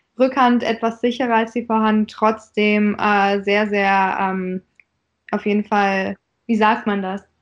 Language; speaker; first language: German; early bilingual, other home language; Russian